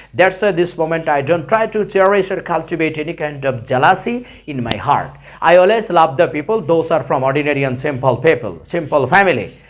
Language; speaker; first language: English; non-native, local second language; Bangla